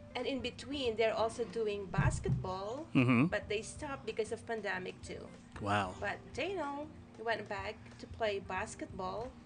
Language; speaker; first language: English; non-native, local second language; Iloko